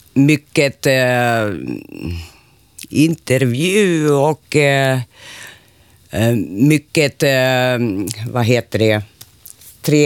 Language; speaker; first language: Swedish; non-native, learner; Finnish